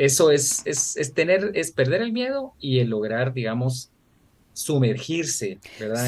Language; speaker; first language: Spanish; native; Spanish